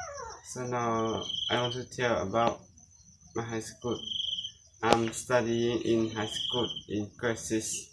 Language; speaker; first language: English; non-native, learner; Lao